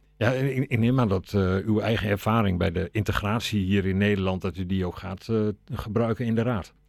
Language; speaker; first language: Dutch; native; Dutch